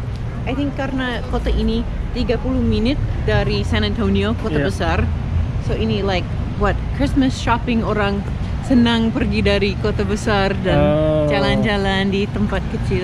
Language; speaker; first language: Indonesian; non-native, learner; English